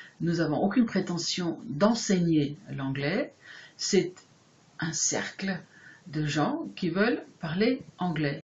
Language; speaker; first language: French; non-native, fluent; German